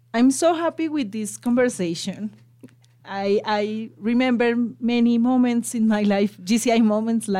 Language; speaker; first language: English; non-native, local second language; Spanish